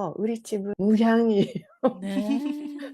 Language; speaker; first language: Korean; non-native, fluent; Japanese